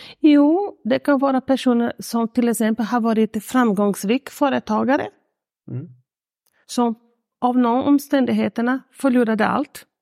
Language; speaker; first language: Swedish; non-native, fluent; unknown